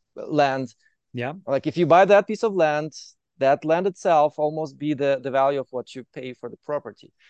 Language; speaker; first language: English; non-native, fluent; Ukrainian